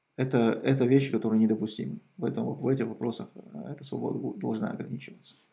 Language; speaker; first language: Russian; non-native, local second language; Chechen